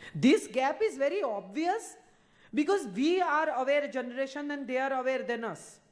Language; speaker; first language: English; non-native, local second language; Gujarati